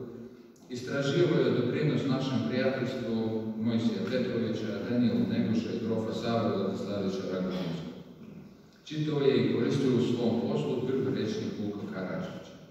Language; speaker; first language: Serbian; non-native, fluent; Russian